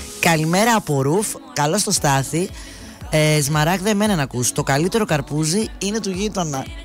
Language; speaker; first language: Greek; native; Greek